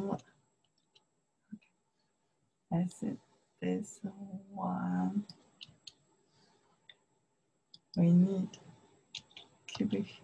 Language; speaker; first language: English; non-native, learner; Chinese